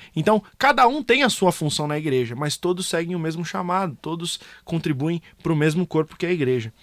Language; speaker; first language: Portuguese; native; Portuguese